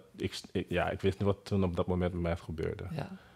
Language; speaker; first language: Dutch; non-native, fluent; Bini